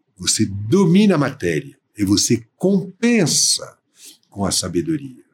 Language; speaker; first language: Portuguese; non-native, fluent; French